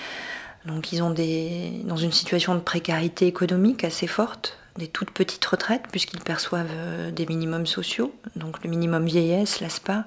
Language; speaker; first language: French; native; French